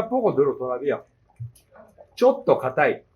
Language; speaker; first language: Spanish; non-native, fluent; Japanese